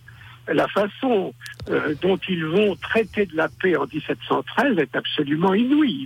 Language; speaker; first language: French; native; French